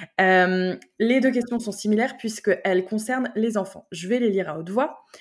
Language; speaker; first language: French; native; French